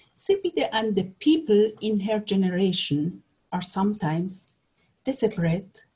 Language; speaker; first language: English; non-native, learner; Persian